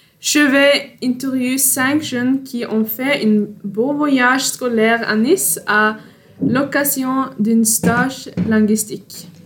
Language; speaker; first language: French; non-native, learner; Norwegian